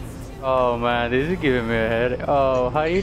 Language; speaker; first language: English; native; English